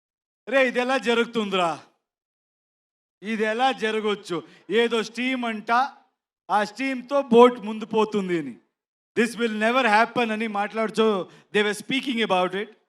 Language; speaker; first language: Telugu; non-native, learner; Kannada